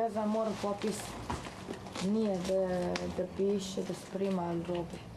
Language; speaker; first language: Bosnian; non-native, learner; Chinese